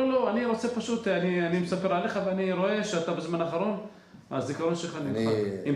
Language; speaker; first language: Hebrew; native; Hebrew